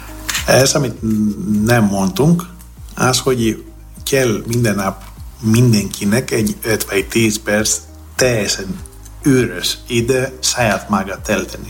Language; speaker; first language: Hungarian; non-native, fluent; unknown